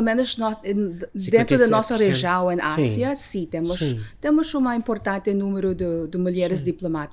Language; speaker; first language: Portuguese; non-native, fluent; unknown